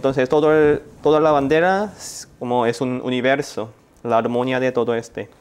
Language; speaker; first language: Spanish; non-native, learner; Korean